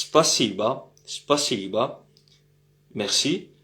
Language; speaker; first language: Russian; non-native, fluent; French